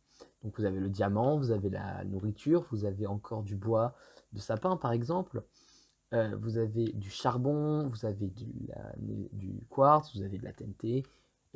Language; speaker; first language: French; native; French